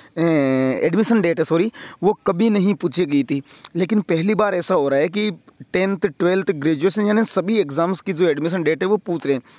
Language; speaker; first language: Hindi; native; Hindi